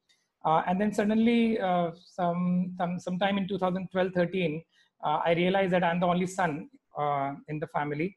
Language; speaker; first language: English; non-native, local second language; Hindi